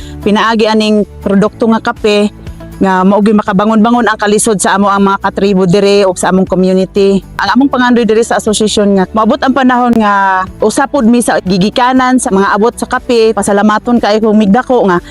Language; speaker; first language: Cebuano; non-native, local second language; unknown